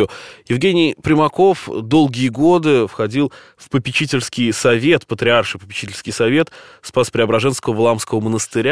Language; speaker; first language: Russian; native; Russian